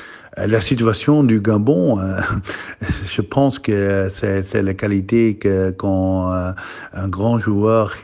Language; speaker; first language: French; non-native, learner; Dutch